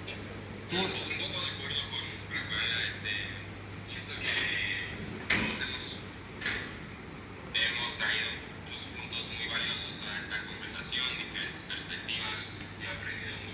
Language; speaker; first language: Spanish; non-native, fluent; English